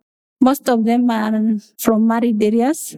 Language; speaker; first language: English; non-native, local second language; Masai